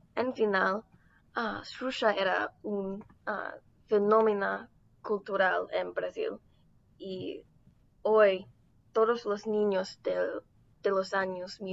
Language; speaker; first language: Spanish; non-native, learner; English